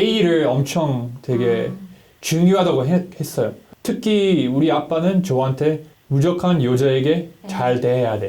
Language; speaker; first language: Korean; non-native, learner; English